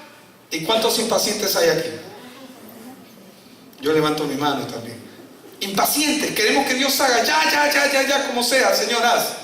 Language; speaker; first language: Spanish; native; Spanish